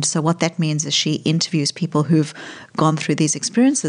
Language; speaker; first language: English; native; English